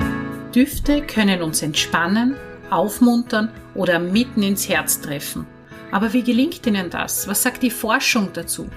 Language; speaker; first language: German; native; German